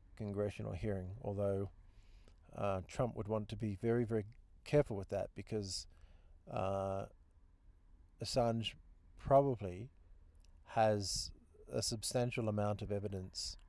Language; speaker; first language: English; native; English